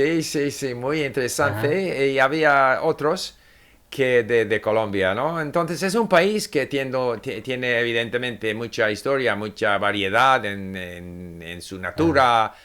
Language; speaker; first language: Spanish; non-native, fluent; English